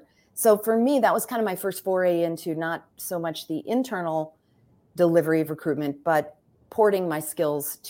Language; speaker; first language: English; native; English